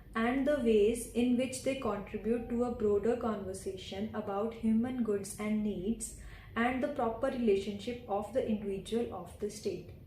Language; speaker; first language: English; non-native, local second language; Punjabi